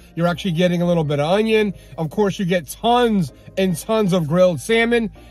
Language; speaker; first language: English; native; English